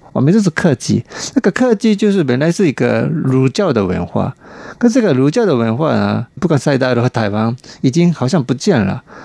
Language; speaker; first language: Chinese; non-native, fluent; Japanese